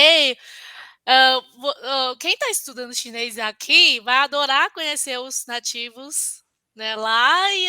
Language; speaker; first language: Portuguese; non-native, fluent; Chinese